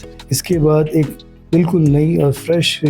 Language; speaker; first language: Hindi; native; Hindi